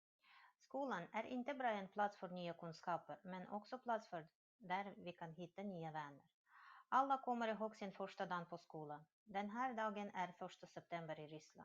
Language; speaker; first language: Swedish; non-native, learner; Russian